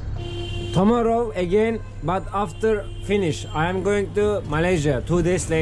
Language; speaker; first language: English; non-native, learner; Turkish